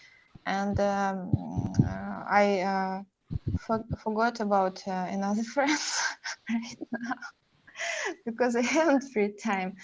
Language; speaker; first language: English; non-native, learner; Russian